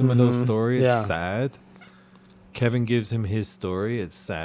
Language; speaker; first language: English; native; English